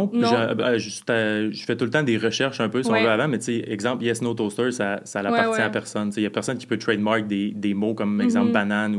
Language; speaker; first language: French; native; French